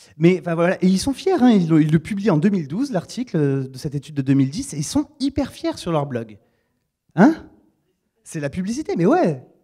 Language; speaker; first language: French; native; French